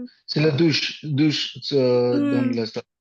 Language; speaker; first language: French; non-native, learner; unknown